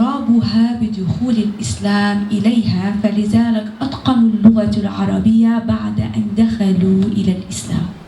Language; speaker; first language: Arabic; non-native, fluent; Indonesian